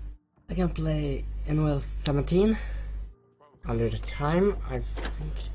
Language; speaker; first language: English; non-native, learner; Swedish